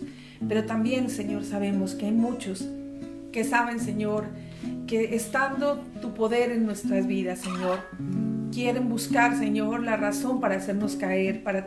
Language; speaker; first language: Spanish; native; Spanish